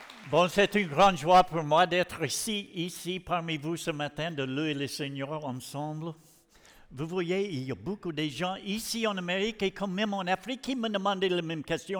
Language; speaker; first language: French; non-native, learner; English